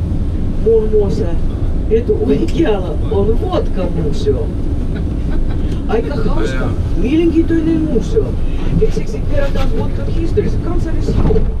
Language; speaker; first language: Finnish; non-native, fluent; Russian